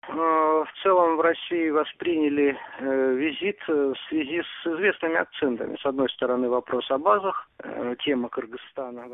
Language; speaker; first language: Russian; native; Russian